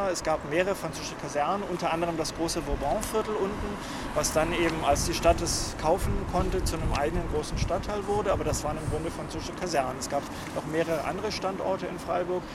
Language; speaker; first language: German; native; German